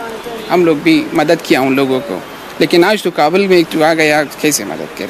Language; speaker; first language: Hindi; non-native, learner; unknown